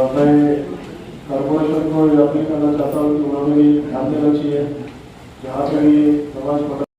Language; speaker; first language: Hindi; non-native, local second language; Marathi